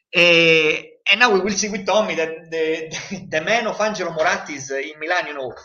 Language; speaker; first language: English; non-native, fluent; Italian